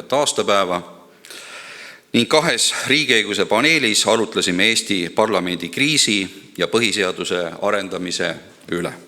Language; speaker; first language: Estonian; native; Estonian